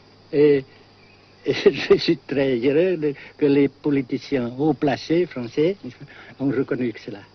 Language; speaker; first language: French; non-native, fluent; Vietnamese